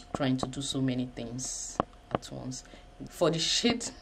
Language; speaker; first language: English; non-native, local second language; Yoruba